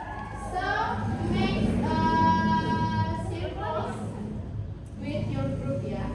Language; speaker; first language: English; non-native, learner; Indonesian